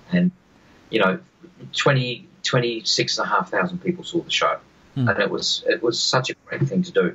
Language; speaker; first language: English; native; English